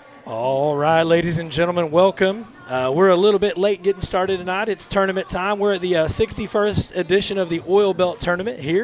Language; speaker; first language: English; native; English